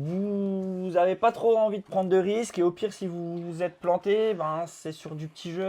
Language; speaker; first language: French; native; French